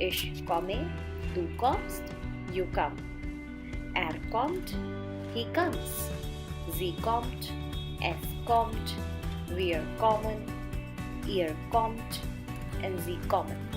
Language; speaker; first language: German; non-native, fluent; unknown